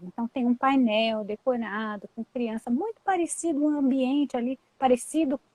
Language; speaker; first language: Portuguese; native; Portuguese